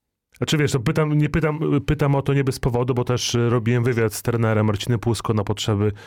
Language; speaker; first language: Polish; native; Polish